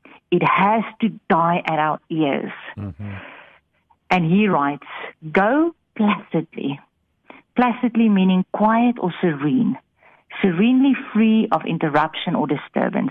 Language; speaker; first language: English; non-native, local second language; Afrikaans